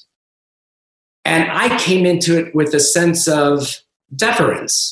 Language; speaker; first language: English; native; English